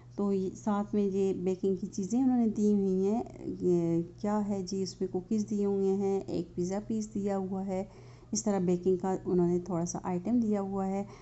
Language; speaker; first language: Urdu; native; Urdu